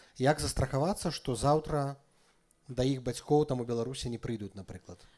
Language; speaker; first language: Belarusian; native; Belarusian